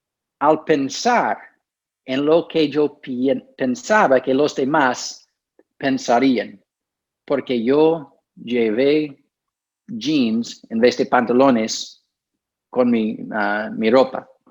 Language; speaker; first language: Spanish; non-native, fluent; English